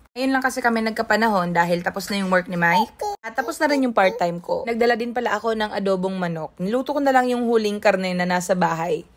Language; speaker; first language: Filipino; non-native, local second language; Cebuano